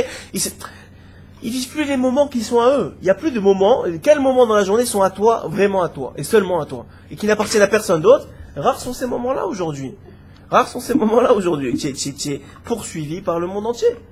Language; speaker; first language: French; native; French